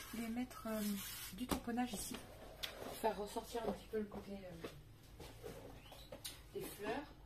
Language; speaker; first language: French; native; French